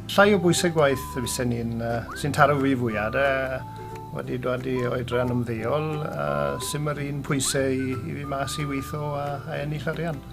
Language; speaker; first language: Welsh; native; Welsh